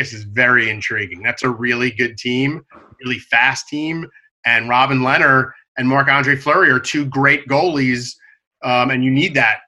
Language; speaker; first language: English; native; English